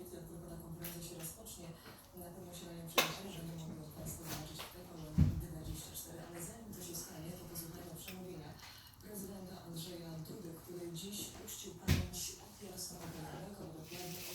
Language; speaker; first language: Polish; native; Polish